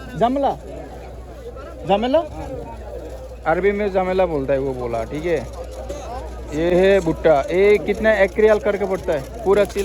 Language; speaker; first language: Hindi; non-native, learner; Bangla